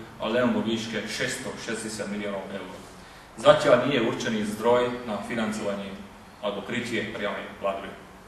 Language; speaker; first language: Slovak; non-native, local second language; Hungarian